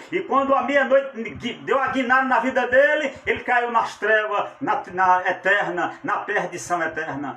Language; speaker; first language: Portuguese; native; Portuguese